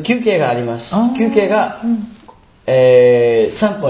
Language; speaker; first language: Japanese; non-native, learner; Burmese